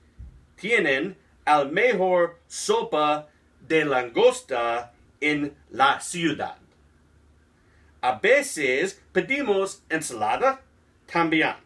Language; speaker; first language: Spanish; non-native, learner; English